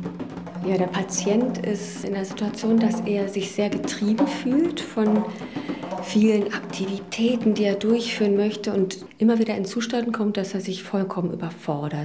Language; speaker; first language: German; native; German